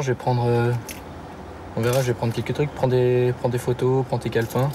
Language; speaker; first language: French; native; French